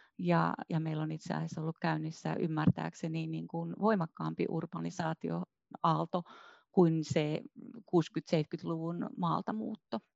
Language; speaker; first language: Finnish; native; Finnish